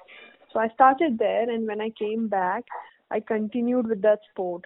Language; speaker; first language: English; non-native, local second language; Hindi